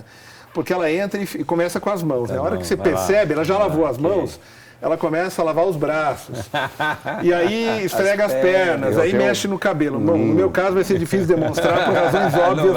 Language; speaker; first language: Portuguese; native; Portuguese